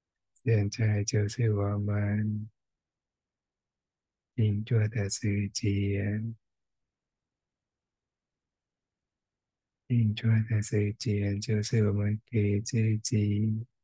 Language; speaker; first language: Chinese; non-native, fluent; Thai